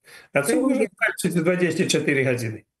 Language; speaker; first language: Polish; non-native, learner; Ukrainian